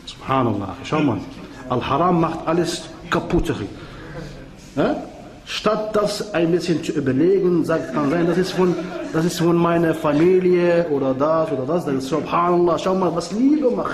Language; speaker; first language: German; non-native, fluent; Arabic